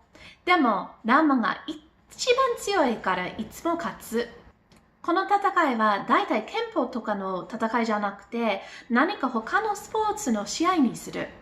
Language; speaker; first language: Japanese; non-native, learner; English